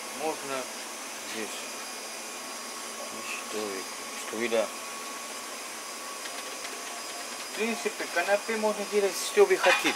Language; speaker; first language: Russian; non-native, learner; Spanish